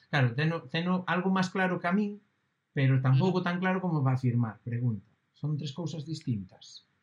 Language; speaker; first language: Galician; non-native, local second language; Spanish